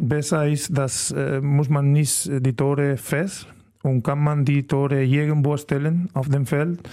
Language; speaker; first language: German; non-native, learner; Spanish